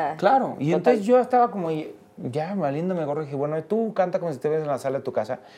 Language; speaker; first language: Spanish; native; Spanish